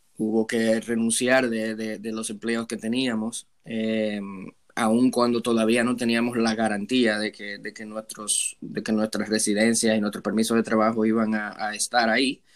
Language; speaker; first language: Spanish; native; Spanish